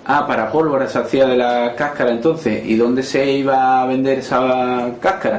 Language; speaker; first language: Spanish; native; Spanish